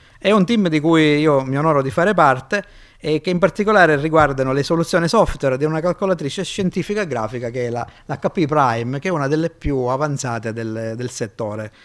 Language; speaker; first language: Italian; native; Italian